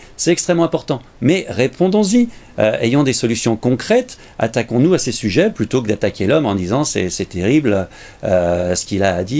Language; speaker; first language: French; native; French